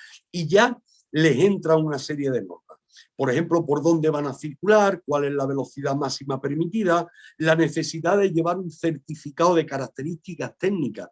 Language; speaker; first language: Spanish; native; Spanish